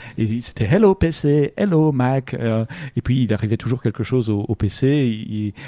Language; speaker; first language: French; native; French